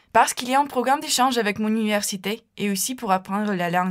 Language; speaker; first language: French; non-native, fluent; Ukrainian